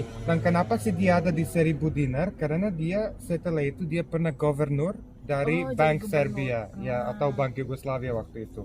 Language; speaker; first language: Indonesian; non-native, fluent; Serbian